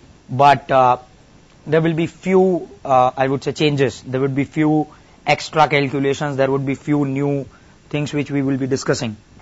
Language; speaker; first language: English; non-native, local second language; Gujarati